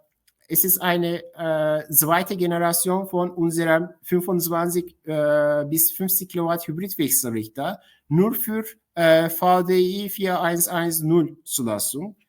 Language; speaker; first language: German; non-native, fluent; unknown